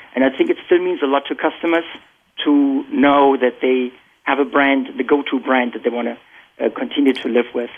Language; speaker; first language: English; non-native, fluent; German